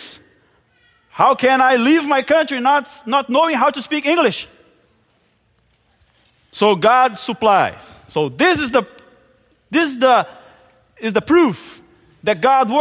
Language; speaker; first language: English; non-native, fluent; Portuguese